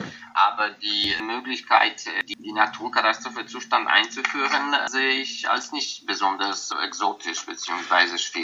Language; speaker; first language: German; non-native, fluent; Polish